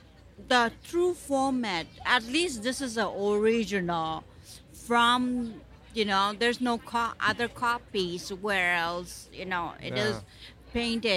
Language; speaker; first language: English; non-native, local second language; Bangla